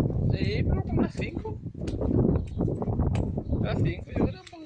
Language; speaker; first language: Spanish; native; Spanish